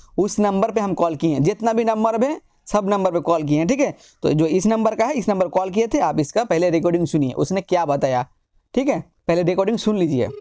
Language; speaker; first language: Hindi; non-native, local second language; Bangla